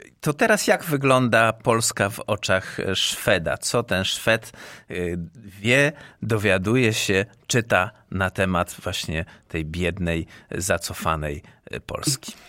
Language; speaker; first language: Polish; native; Polish